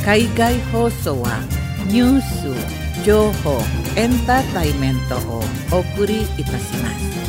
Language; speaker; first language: Japanese; non-native, learner; Indonesian